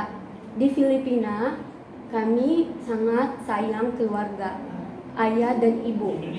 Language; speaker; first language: Indonesian; non-native, learner; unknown